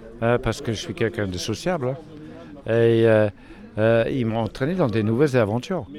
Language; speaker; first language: French; non-native, fluent; English